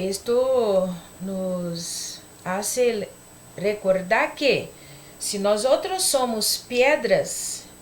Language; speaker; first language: Spanish; non-native, learner; Portuguese